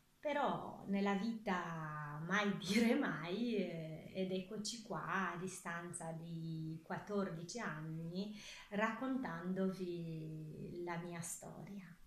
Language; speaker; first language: Italian; non-native, fluent; Romanian